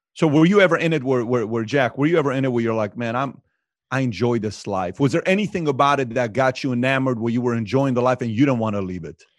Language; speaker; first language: English; native; English